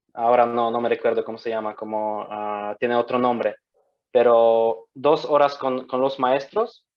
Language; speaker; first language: Spanish; non-native, fluent; Polish